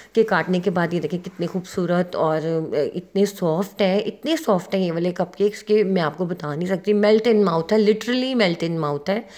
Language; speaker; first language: Urdu; native; Urdu